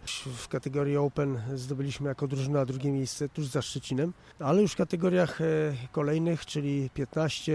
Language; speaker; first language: Polish; native; Polish